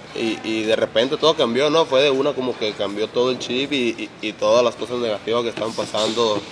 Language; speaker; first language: Spanish; native; Spanish